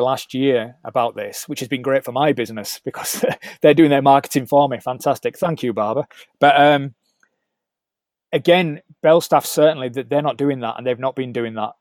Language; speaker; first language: English; native; English